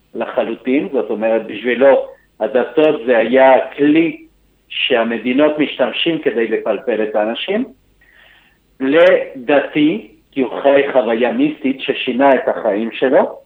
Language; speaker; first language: Hebrew; early bilingual, other home language; Spanish